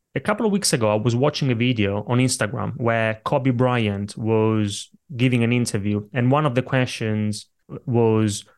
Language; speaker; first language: English; non-native, fluent; Italian